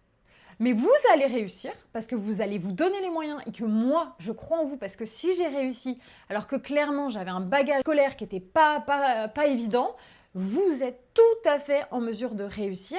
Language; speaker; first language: French; native; French